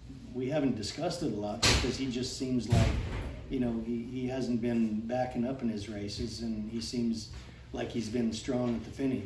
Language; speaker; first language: English; native; English